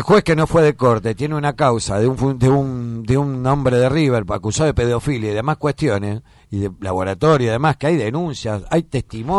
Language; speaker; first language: Spanish; native; Spanish